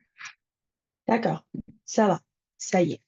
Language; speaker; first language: French; non-native, fluent; Spanish